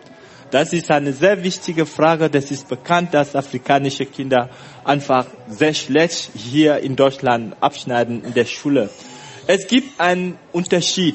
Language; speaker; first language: German; non-native, fluent; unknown